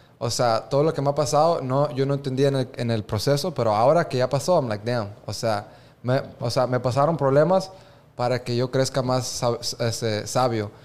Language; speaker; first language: Spanish; early bilingual, heritage; Spanish